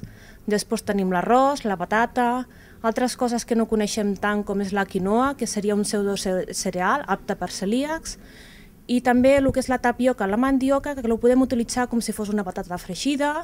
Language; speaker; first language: Catalan; native; Catalan